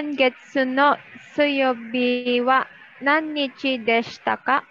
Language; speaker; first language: Japanese; non-native, learner; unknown